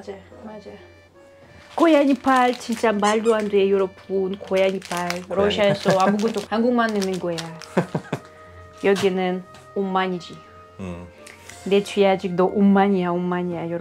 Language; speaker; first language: Korean; non-native, learner; Russian